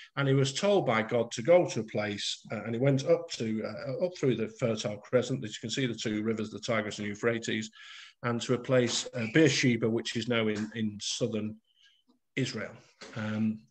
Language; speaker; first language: English; native; English